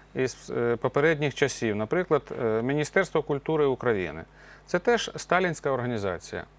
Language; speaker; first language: Ukrainian; native; Ukrainian